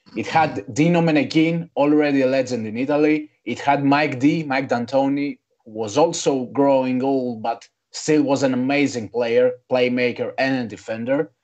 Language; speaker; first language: English; non-native, fluent; Greek